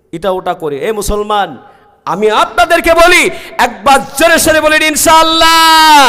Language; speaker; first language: Bangla; native; Bangla